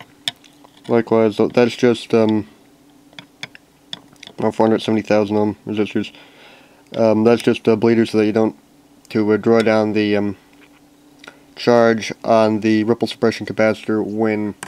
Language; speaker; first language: English; native; English